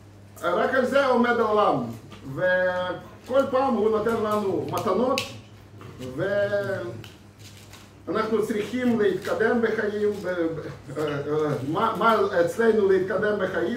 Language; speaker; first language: Hebrew; non-native, fluent; Russian